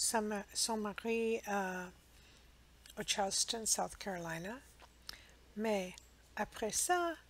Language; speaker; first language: French; non-native, learner; English